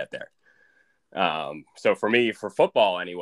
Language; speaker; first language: English; native; English